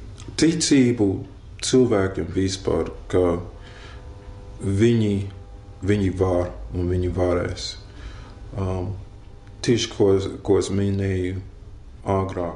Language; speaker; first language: Latvian; non-native, fluent; English